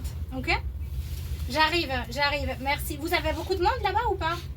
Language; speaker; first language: French; native; French